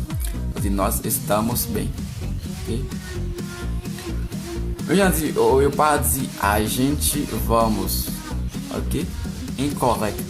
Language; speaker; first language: Portuguese; non-native, learner; Haitian Creole